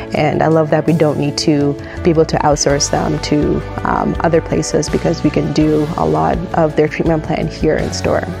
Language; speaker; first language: English; native; English